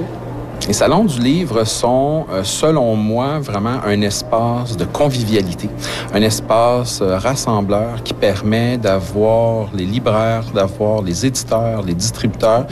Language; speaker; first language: French; native; French